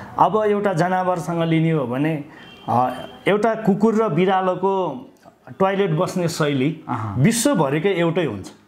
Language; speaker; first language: Nepali; non-native, local second language; Eastern Tamang